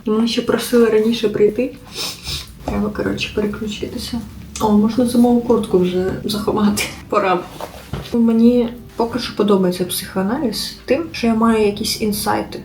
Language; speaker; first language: Ukrainian; native; Ukrainian